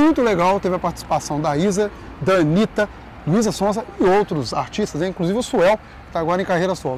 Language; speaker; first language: Portuguese; native; Portuguese